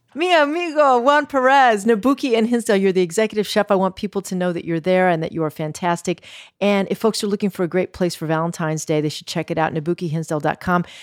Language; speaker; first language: English; early bilingual, other home language; Greek